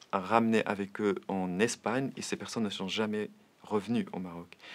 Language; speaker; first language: French; non-native, local second language; Arabic